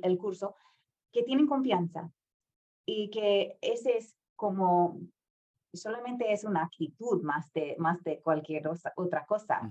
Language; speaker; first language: Spanish; non-native, fluent; English